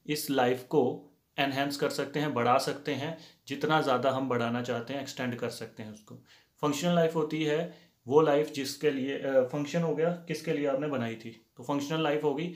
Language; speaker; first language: Hindi; native; Hindi